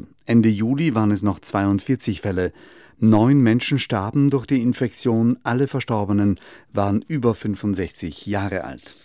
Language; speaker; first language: German; native; German